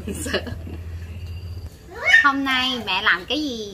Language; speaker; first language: Vietnamese; non-native, learner; Thai